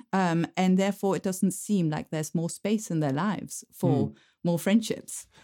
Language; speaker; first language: English; non-native, fluent; Danish